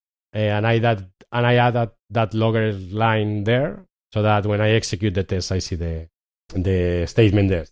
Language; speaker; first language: English; non-native, fluent; Spanish